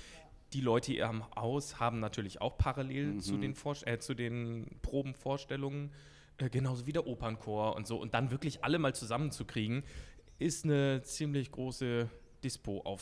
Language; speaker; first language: German; native; German